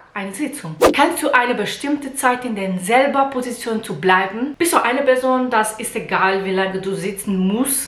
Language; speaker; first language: German; non-native, learner; Portuguese